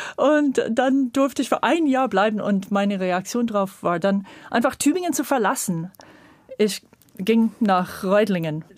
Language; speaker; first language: German; non-native, fluent; English